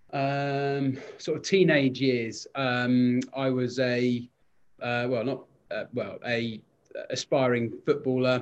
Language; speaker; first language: English; native; English